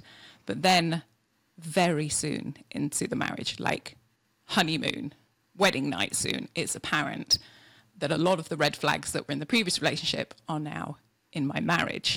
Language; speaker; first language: English; native; English